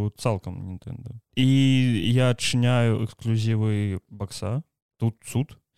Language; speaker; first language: Belarusian; native; Belarusian